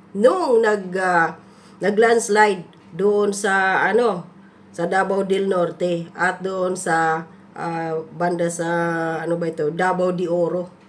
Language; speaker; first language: Filipino; non-native, local second language; Cebuano